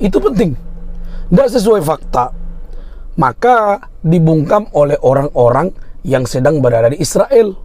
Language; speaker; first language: Indonesian; native; Indonesian